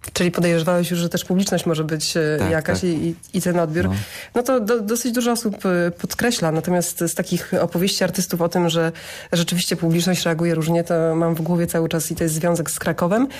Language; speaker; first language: Polish; native; Polish